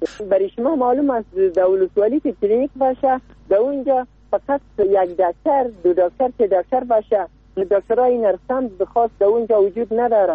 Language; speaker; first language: Persian; non-native, local second language; Pashto